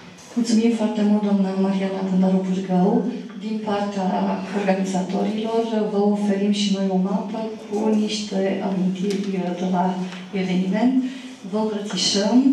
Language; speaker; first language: Romanian; native; Romanian